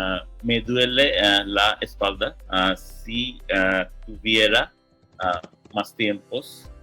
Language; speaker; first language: Spanish; non-native, learner; English